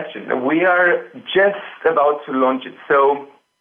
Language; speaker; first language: English; non-native, fluent; Romanian